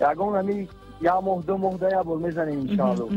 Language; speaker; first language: Russian; non-native, local second language; Tajik